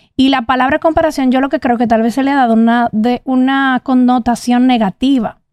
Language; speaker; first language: Spanish; native; Spanish